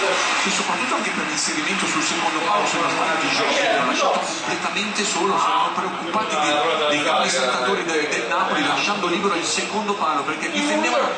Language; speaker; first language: Italian; native; Italian